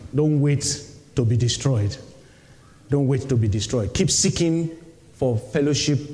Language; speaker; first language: English; non-native, local second language; Yoruba